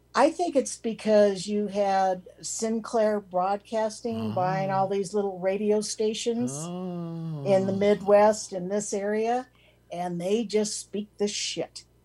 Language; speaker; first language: English; native; English